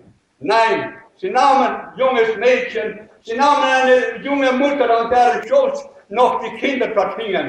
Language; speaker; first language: German; native; German